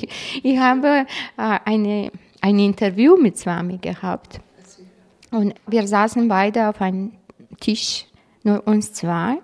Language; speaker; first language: German; non-native, fluent; Croatian